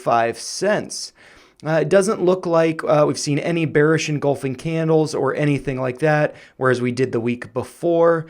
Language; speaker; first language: English; native; English